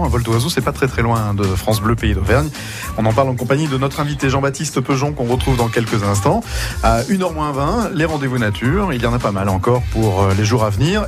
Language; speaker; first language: French; native; French